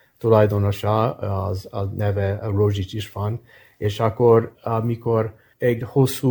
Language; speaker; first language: Hungarian; early bilingual, heritage; English